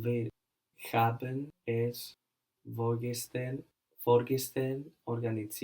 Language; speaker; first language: German; non-native, learner; English